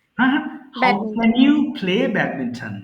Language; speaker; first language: English; non-native, fluent; Bangla